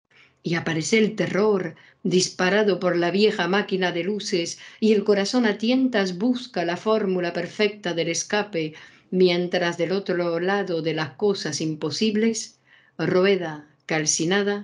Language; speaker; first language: Spanish; native; Spanish